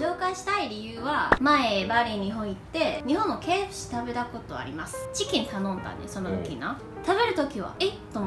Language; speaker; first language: Japanese; non-native, learner; Chinese